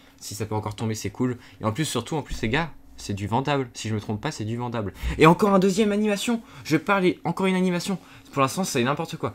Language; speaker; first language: French; native; French